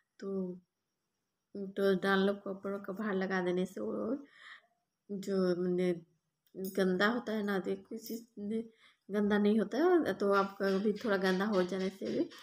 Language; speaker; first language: Hindi; non-native, local second language; Bangla